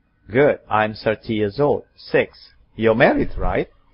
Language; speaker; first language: English; non-native, fluent; Indonesian